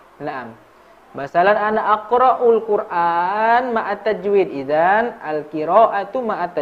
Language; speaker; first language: Arabic; non-native, learner; Indonesian